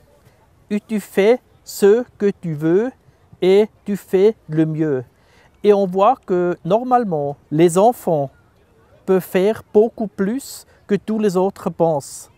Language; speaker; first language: French; non-native, fluent; German